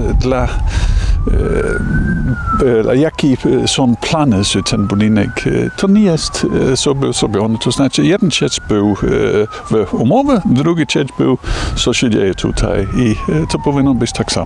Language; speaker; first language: Polish; non-native, learner; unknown